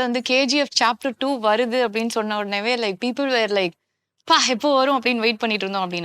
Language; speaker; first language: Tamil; native; Tamil